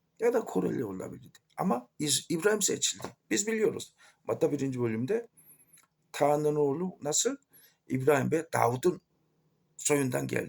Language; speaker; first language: Turkish; non-native, fluent; Korean